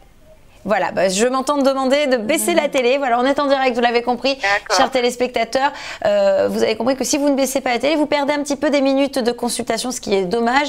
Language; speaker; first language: French; native; French